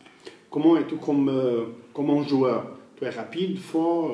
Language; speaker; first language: French; non-native, fluent; Portuguese